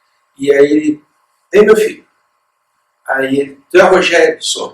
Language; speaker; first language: Portuguese; native; Portuguese